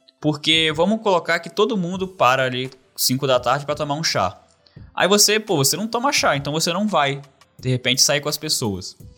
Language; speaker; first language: Portuguese; native; Portuguese